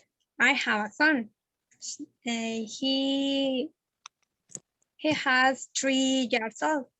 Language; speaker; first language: English; non-native, learner; Spanish